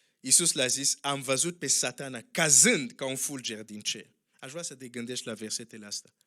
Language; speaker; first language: Romanian; non-native, fluent; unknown